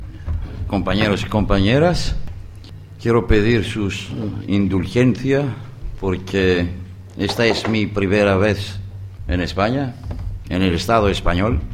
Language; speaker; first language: Spanish; non-native, learner; Greek